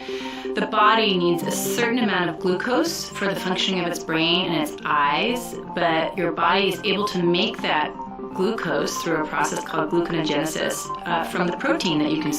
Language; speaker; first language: English; native; English